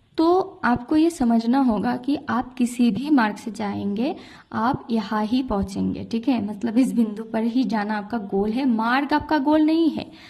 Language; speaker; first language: Hindi; non-native, local second language; Bangla